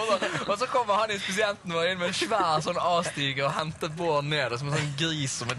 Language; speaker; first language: Norwegian; native; Norwegian